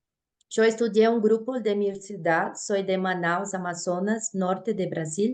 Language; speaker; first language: Spanish; non-native, fluent; Portuguese